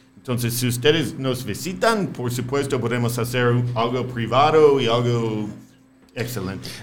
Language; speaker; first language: Spanish; non-native, fluent; English